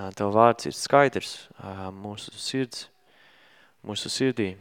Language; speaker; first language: Latvian; non-native, learner; English